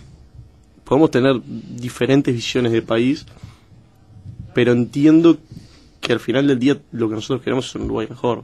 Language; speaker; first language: Spanish; native; Spanish